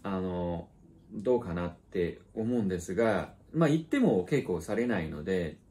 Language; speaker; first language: Japanese; non-native, fluent; Chinese